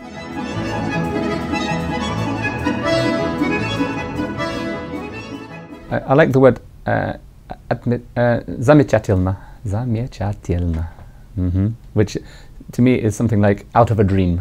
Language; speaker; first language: English; native; English